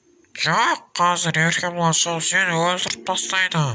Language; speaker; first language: Kazakh; native; Kazakh